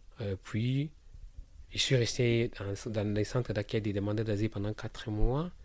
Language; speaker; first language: French; non-native, local second language; Lingala